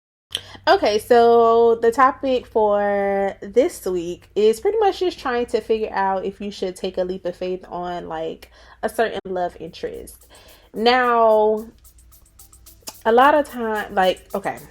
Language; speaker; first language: English; native; English